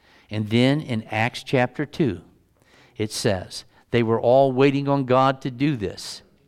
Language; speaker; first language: English; native; English